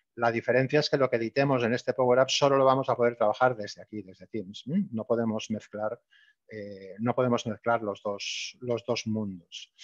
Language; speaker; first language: Spanish; native; Spanish